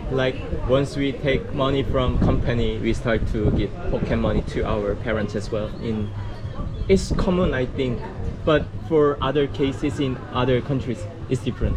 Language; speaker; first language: English; non-native, fluent; Korean